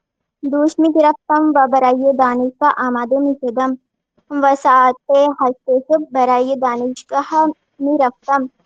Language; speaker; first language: Persian; non-native, learner; Urdu